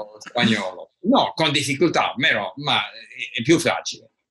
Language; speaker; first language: Italian; non-native, learner; English